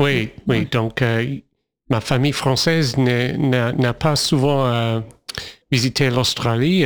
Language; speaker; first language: French; non-native, fluent; English